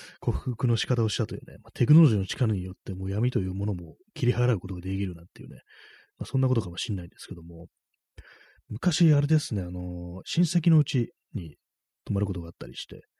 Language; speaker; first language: Japanese; native; Japanese